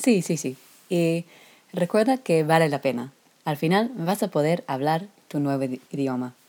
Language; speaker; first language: Spanish; non-native, learner; English